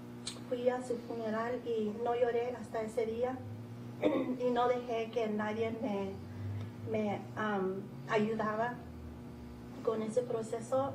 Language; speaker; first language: Spanish; early bilingual, heritage; Spanish